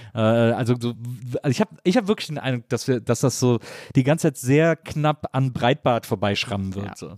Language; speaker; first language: German; native; German